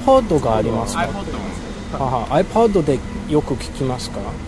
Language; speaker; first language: Japanese; non-native, learner; English